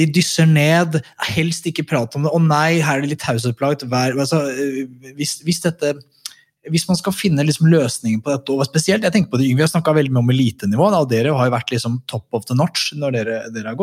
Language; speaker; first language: Norwegian; native; Norwegian